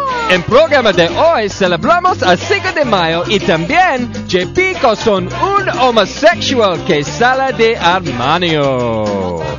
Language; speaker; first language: Spanish; non-native, learner; English